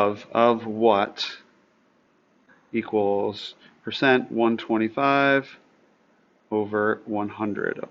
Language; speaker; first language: English; native; English